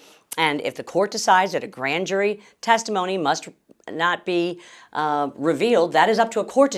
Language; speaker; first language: English; native; English